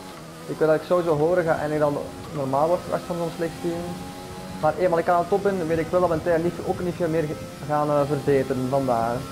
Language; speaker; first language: Dutch; native; Dutch